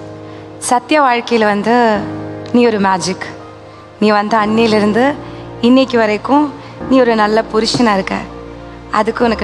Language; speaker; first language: Tamil; native; Tamil